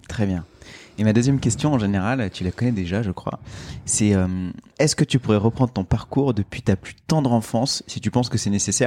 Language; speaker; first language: French; native; French